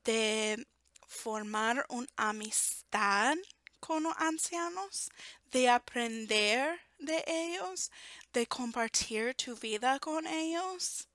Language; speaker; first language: Spanish; non-native, fluent; English